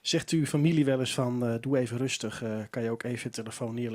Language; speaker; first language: Dutch; non-native, local second language; Western Frisian